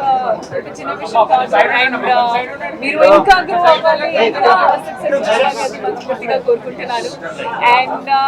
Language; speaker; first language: Telugu; non-native, local second language; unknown